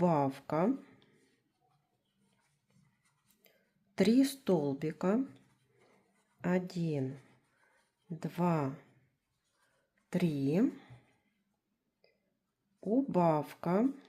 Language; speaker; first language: Russian; native; Russian